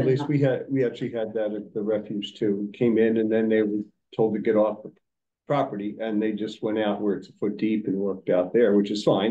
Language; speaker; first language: English; native; English